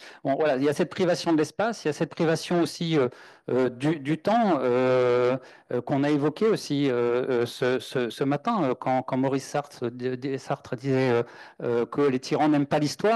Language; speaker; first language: French; native; French